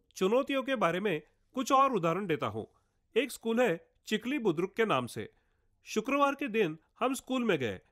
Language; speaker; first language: Hindi; non-native, local second language; Marathi